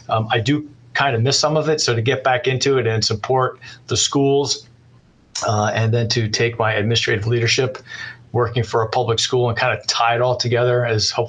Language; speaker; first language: English; native; English